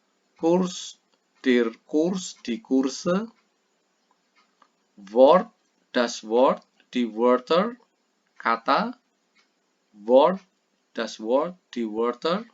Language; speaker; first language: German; non-native, fluent; Indonesian